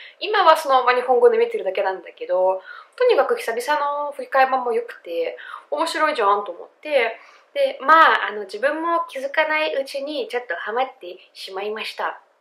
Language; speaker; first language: Japanese; non-native, fluent; Russian